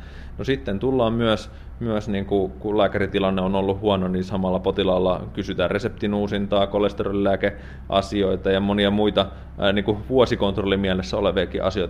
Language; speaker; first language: Finnish; native; Finnish